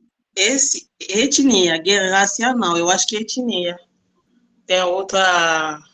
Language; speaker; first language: Portuguese; non-native, fluent; Spanish